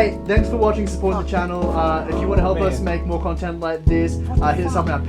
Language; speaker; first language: English; native; English